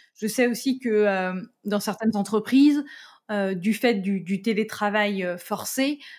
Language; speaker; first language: French; native; French